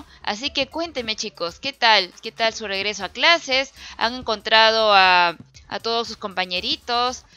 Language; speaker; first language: Spanish; native; Spanish